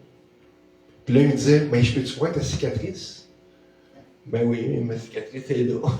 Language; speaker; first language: French; native; French